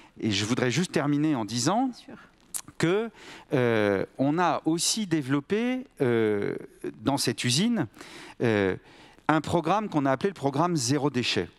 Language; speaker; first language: French; native; French